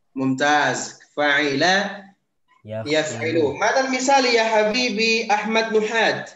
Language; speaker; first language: Arabic; non-native, fluent; Indonesian